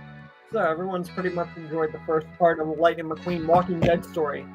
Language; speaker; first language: English; native; English